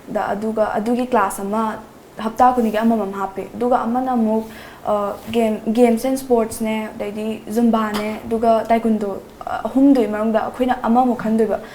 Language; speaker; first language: Manipuri; native; Manipuri